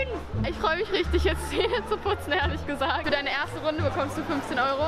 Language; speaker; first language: German; native; German